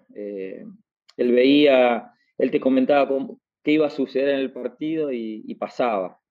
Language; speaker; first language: Spanish; native; Spanish